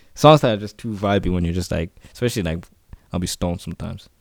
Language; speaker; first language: English; native; English